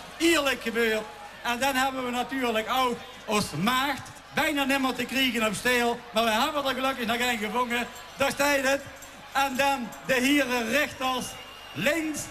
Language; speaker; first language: Dutch; native; Dutch